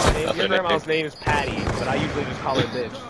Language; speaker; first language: English; native; English